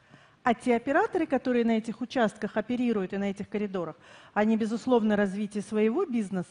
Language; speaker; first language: Russian; native; Russian